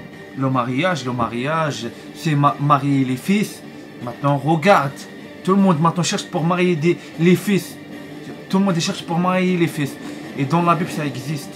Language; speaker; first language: French; non-native, learner; Arabic